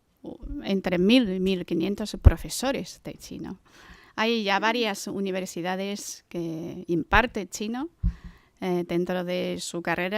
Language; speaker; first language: Spanish; non-native, fluent; Chinese